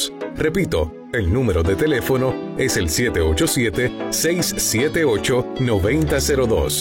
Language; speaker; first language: Spanish; native; Spanish